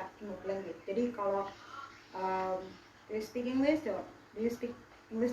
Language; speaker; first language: English; non-native, learner; Indonesian